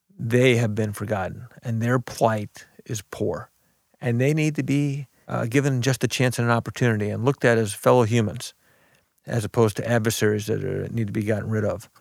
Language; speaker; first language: English; early bilingual, other home language; Arabic